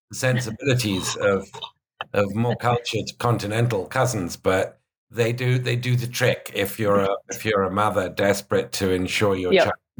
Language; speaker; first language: English; native; English